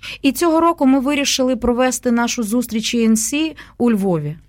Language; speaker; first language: Ukrainian; native; Ukrainian